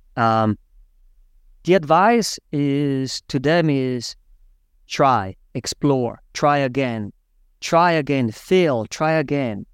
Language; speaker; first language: English; non-native, fluent; Italian